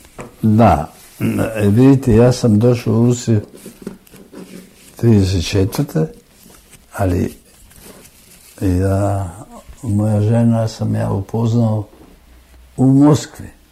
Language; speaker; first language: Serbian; non-native, fluent; German